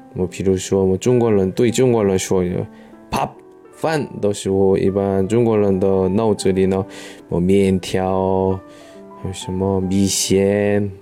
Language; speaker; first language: Chinese; non-native, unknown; Korean